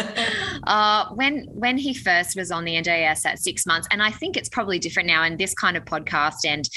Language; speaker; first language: English; native; English